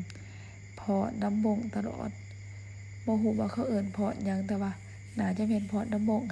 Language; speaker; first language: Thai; non-native, local second language; Northeastern Thai